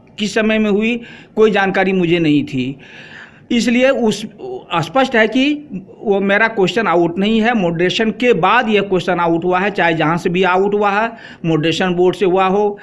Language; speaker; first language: Hindi; native; Hindi